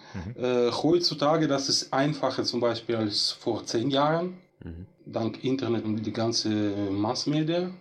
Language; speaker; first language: German; non-native, fluent; Russian